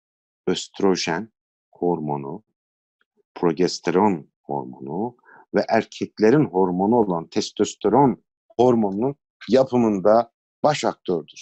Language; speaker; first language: Turkish; native; Turkish